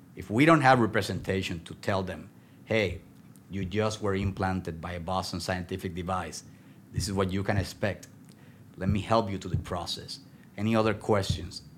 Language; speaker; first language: English; non-native, fluent; Spanish